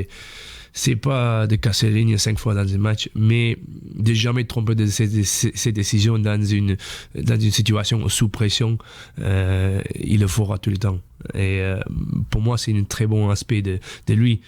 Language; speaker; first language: French; non-native, fluent; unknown